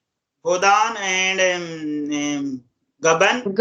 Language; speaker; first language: English; non-native, local second language; Hindi